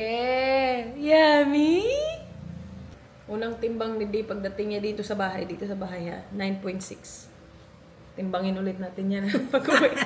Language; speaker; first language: Filipino; non-native, local second language; Cebuano